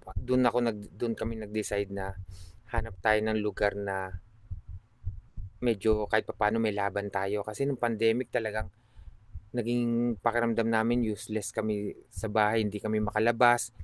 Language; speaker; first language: Filipino; native; Filipino